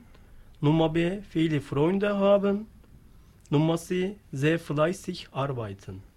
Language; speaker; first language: German; non-native, learner; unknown